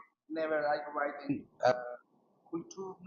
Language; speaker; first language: English; non-native, learner; Spanish